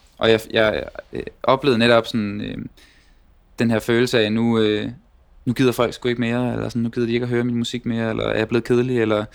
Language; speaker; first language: Danish; native; Danish